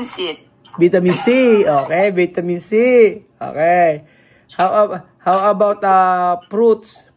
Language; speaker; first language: English; non-native, local second language; Filipino